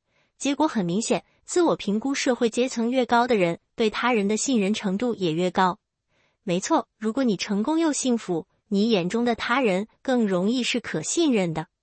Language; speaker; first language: Chinese; native; Chinese